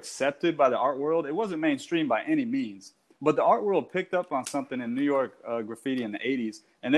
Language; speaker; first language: English; native; English